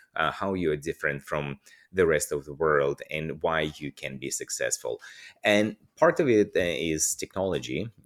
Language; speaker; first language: English; non-native, fluent; Russian